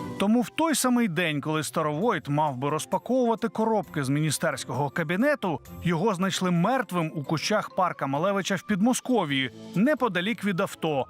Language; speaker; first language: Ukrainian; native; Ukrainian